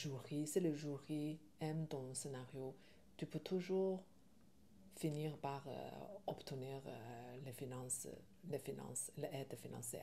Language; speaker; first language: French; non-native, learner; Chinese